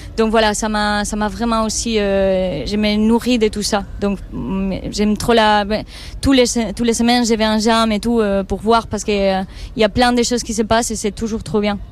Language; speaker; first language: French; non-native, fluent; Spanish